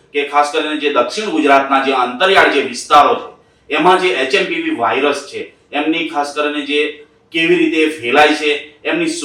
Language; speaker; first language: Gujarati; native; Gujarati